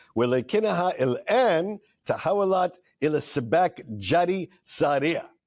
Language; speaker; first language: Arabic; non-native, fluent; English